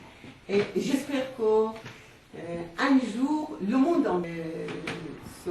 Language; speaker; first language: French; non-native, fluent; Persian